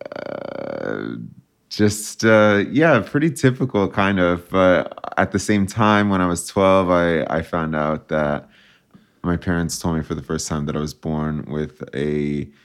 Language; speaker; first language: English; native; English